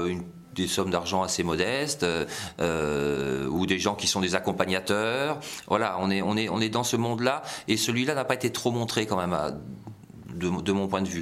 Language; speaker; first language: French; native; French